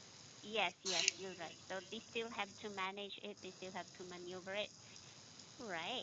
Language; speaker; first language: English; non-native, fluent; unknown